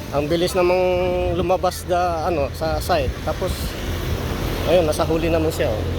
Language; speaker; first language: Filipino; non-native, local second language; Cebuano